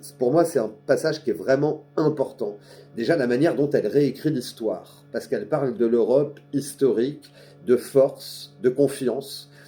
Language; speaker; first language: French; native; French